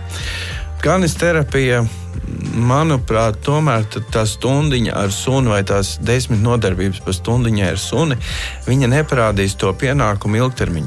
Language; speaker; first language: Latvian; native; Latvian